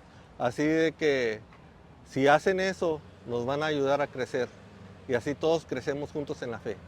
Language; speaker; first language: Spanish; native; Spanish